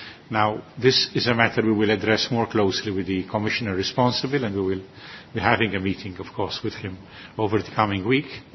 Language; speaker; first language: English; non-native, local second language; Maltese